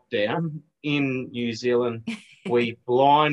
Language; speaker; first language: English; native; English